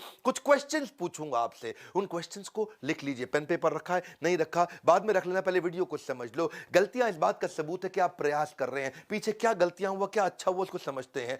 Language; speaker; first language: Hindi; native; Hindi